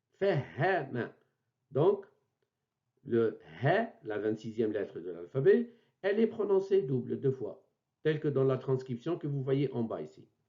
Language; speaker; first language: French; non-native, local second language; Arabic